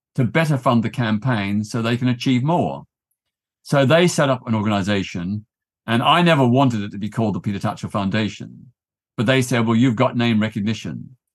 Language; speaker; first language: English; native; English